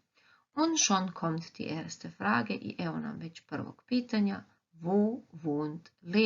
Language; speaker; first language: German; non-native, fluent; Croatian